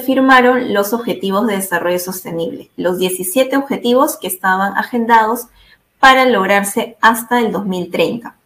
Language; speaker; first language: Spanish; native; Spanish